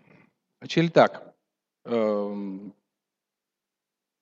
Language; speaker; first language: Polish; non-native, fluent; Russian